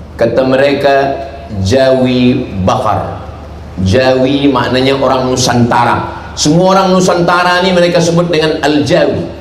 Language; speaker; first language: Malay; native; Malay